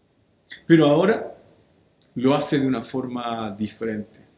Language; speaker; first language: Spanish; native; Spanish